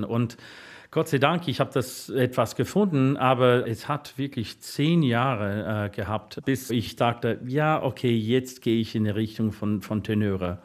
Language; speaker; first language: German; non-native, fluent; English